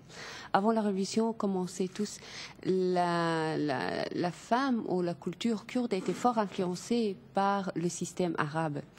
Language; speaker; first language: French; non-native, fluent; Kurdish